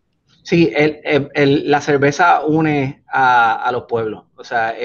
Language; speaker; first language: Spanish; native; Spanish